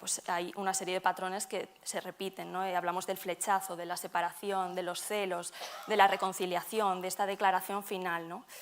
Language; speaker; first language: Spanish; native; Spanish